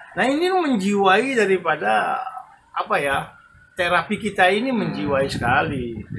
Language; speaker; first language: Indonesian; non-native, local second language; Javanese